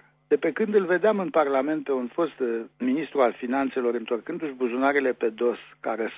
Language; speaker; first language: Romanian; native; Romanian